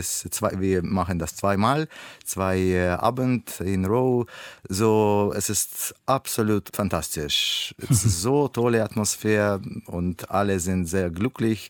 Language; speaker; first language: German; non-native, learner; Russian